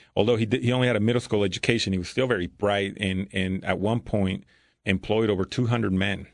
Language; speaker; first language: English; early bilingual, other home language; Spanish